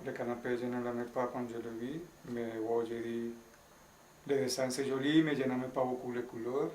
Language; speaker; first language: French; non-native, learner; Spanish